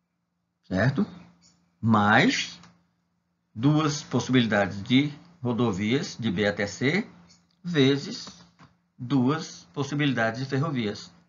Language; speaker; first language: Portuguese; native; Portuguese